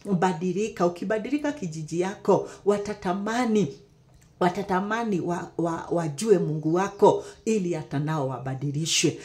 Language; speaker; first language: Swahili; non-native, local second language; Kikuyu